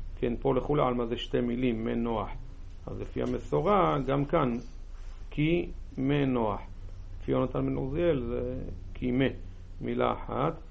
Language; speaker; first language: Hebrew; native; Hebrew